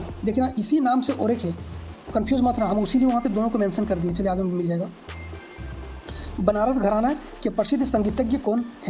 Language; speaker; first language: Hindi; native; Hindi